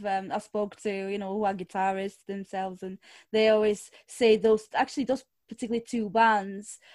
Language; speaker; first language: English; non-native, fluent; Portuguese